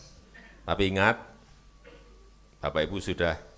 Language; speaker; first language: Indonesian; native; Indonesian